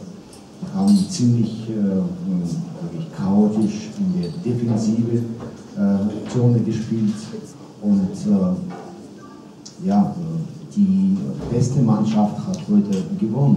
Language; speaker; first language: German; non-native, fluent; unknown